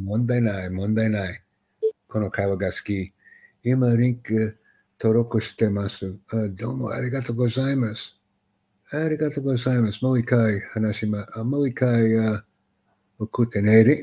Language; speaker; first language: Japanese; non-native, learner; English